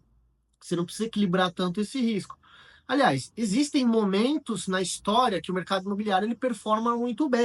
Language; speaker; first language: Portuguese; native; Portuguese